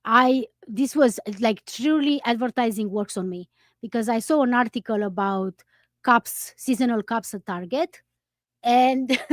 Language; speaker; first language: English; non-native, fluent; Romanian